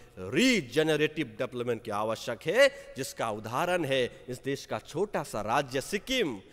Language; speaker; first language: Hindi; non-native, local second language; Nepali